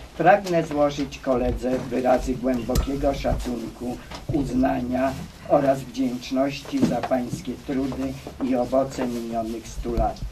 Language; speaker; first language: Polish; native; Polish